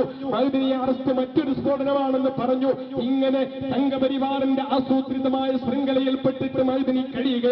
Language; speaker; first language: Malayalam; native; Malayalam